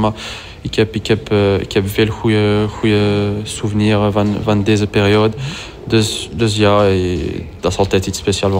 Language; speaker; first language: Dutch; non-native, local second language; French